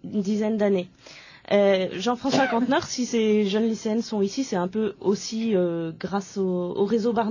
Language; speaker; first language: French; native; French